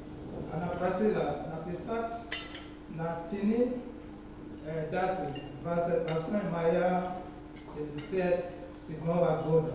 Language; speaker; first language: Russian; non-native, learner; Yoruba